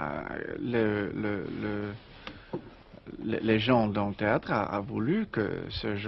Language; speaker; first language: French; non-native, learner; English